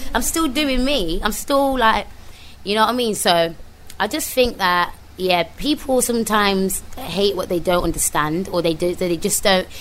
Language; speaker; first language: English; native; English